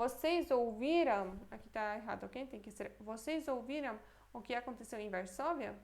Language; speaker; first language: Portuguese; non-native, fluent; Polish